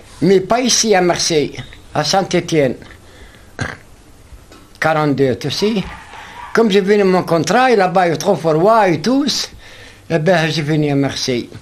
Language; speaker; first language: French; non-native, learner; Arabic